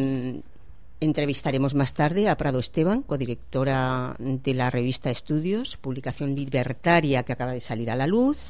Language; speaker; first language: Spanish; native; Spanish